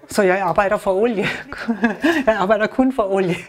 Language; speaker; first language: Danish; non-native, learner; German